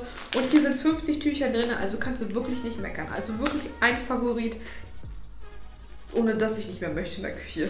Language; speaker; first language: German; native; German